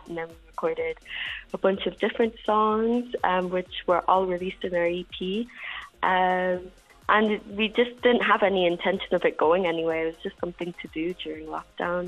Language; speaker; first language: English; native; English